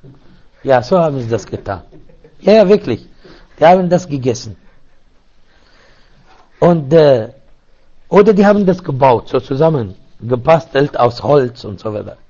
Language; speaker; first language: German; non-native, fluent; Arabic